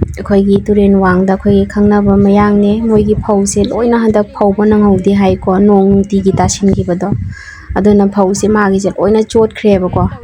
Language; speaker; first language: Manipuri; native; Manipuri